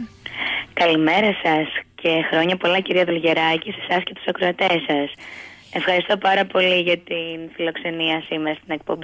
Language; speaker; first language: Greek; native; Greek